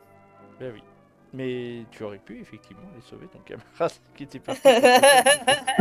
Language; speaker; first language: French; native; French